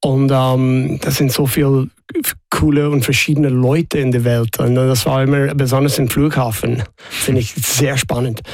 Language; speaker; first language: German; non-native, fluent; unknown